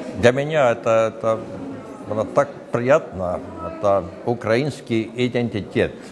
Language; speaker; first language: Russian; non-native, learner; Estonian